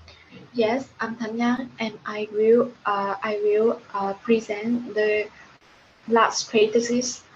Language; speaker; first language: English; non-native, learner; Vietnamese